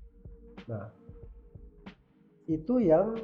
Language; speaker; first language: Indonesian; native; Indonesian